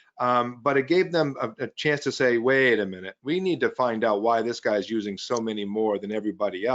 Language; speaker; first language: English; native; English